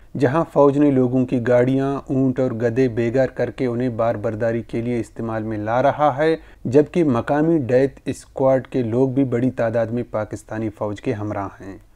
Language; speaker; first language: Urdu; non-native, local second language; Baluchi